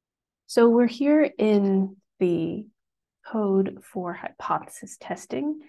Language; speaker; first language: English; native; English